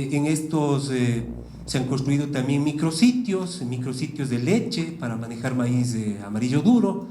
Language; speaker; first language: Spanish; native; Spanish